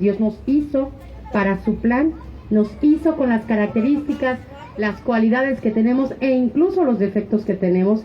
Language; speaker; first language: Spanish; native; Spanish